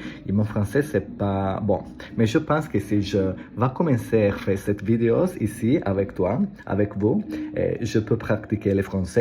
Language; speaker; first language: French; non-native, learner; Italian